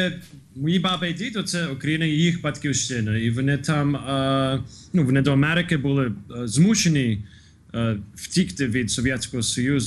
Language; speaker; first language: Ukrainian; early bilingual, heritage; Ukrainian